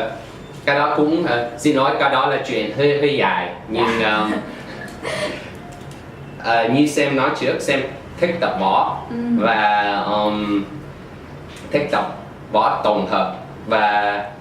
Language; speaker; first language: Vietnamese; non-native, fluent; English